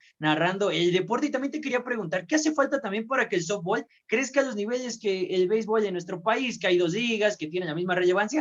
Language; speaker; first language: Spanish; native; Spanish